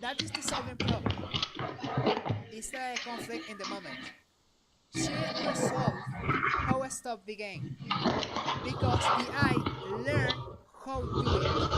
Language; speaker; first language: English; non-native, learner; Spanish